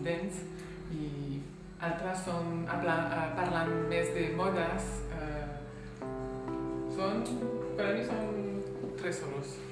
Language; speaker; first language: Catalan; non-native, learner; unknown